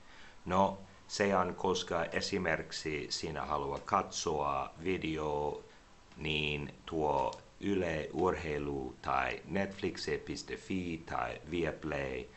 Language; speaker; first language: Finnish; non-native, learner; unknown